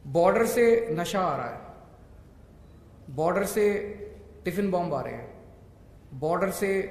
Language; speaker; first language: Hindi; native; Hindi